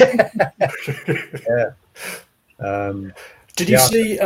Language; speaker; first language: English; native; English